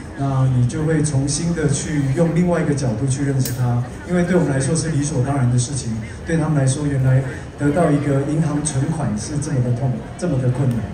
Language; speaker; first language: Chinese; native; Chinese